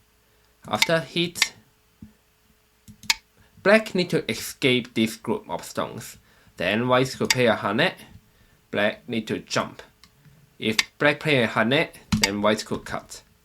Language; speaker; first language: English; non-native, fluent; Chinese